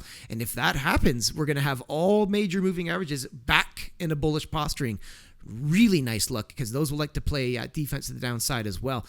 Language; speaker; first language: English; native; English